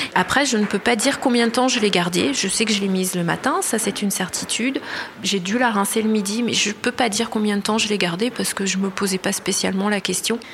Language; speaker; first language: French; native; French